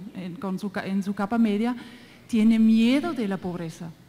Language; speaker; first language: Spanish; non-native, fluent; German